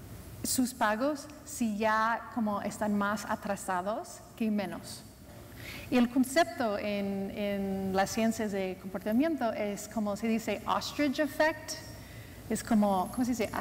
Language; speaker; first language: Spanish; non-native, fluent; English